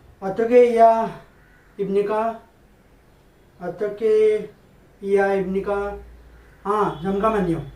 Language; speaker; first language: Korean; non-native, learner; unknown